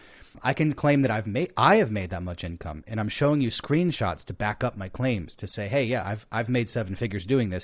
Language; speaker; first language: English; native; English